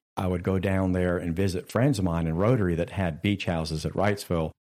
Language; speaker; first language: English; native; English